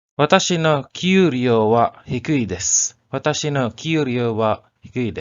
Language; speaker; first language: Japanese; non-native, learner; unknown